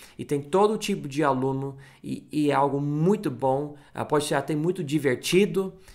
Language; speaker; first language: Portuguese; non-native, fluent; English